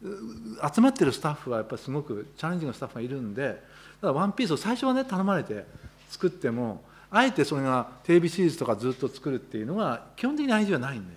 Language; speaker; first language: Japanese; native; Japanese